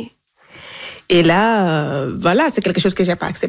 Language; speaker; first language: French; non-native, local second language; Fula